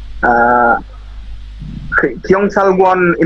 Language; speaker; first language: Korean; non-native, learner; Bangla